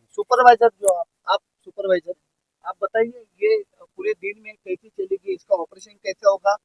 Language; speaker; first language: Hindi; non-native, local second language; Marathi